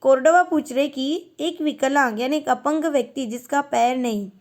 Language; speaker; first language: Hindi; non-native, local second language; Marathi